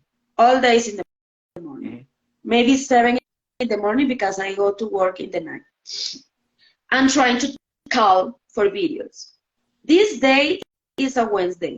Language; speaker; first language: English; non-native, learner; Spanish